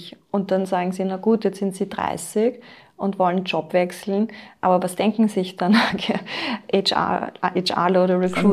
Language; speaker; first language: German; native; German